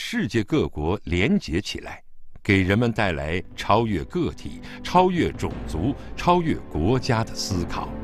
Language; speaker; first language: Chinese; native; Chinese